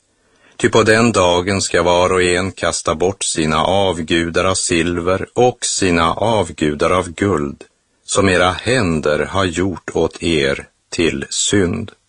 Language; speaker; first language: Swedish; native; Swedish